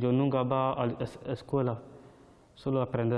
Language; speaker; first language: Spanish; non-native, learner; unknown